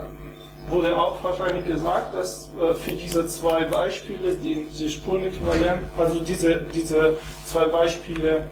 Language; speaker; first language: German; non-native, fluent; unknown